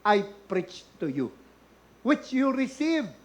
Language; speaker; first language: English; non-native, local second language; Filipino